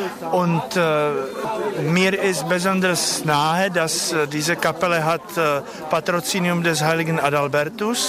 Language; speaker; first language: German; non-native, fluent; Czech